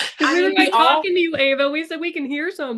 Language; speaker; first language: English; native; English